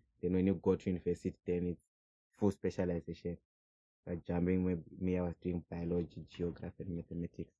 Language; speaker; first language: English; non-native, local second language; Shona